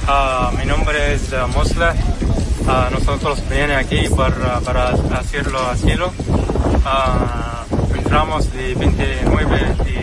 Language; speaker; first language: Spanish; non-native, learner; Arabic